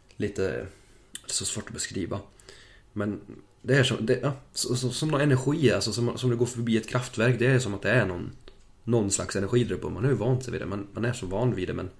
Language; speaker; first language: Swedish; early bilingual, other home language; German